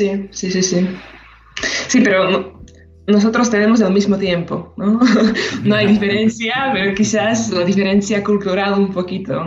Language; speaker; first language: Spanish; non-native, fluent; Slovak